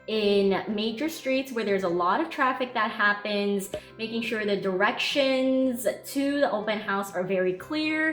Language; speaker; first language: English; native; English